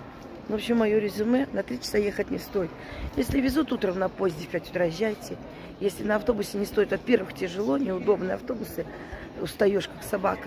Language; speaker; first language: Russian; native; Russian